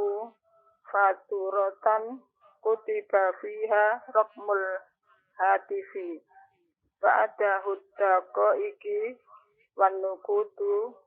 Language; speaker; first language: Arabic; non-native, learner; Indonesian